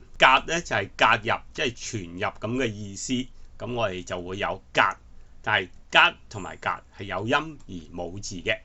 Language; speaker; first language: Cantonese; native; Cantonese